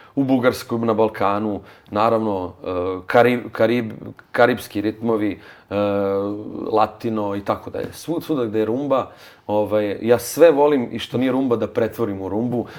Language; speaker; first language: Serbian; native; Serbian